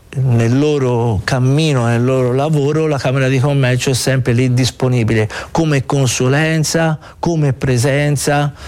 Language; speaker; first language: Italian; native; Italian